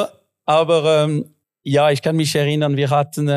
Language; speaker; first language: German; non-native, local second language; French